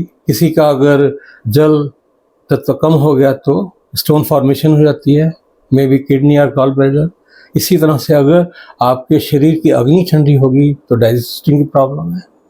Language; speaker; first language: Hindi; native; Hindi